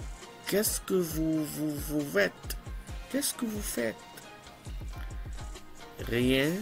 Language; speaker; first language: French; non-native, fluent; Arabic